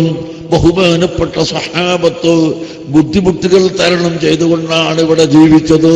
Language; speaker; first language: Malayalam; native; Malayalam